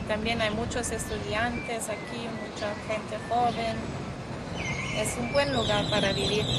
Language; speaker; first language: Spanish; non-native, learner; German